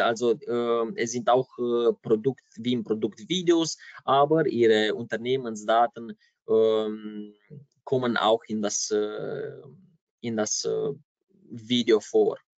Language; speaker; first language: German; non-native, fluent; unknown